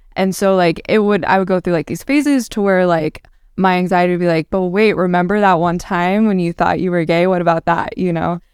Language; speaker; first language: English; native; English